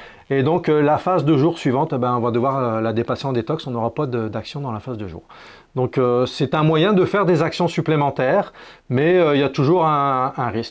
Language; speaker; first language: French; native; French